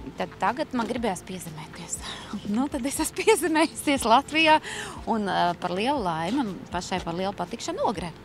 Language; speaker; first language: Latvian; native; Latvian